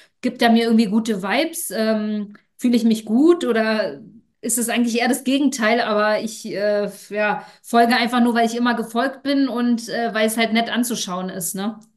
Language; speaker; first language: German; native; German